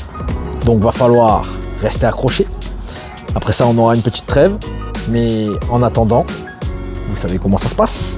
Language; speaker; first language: French; native; French